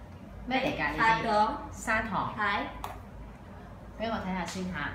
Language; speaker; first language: Cantonese; native; Cantonese